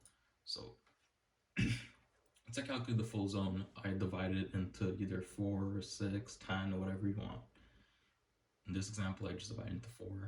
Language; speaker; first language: English; native; English